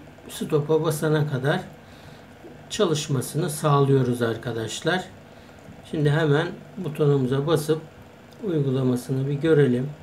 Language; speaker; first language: Turkish; native; Turkish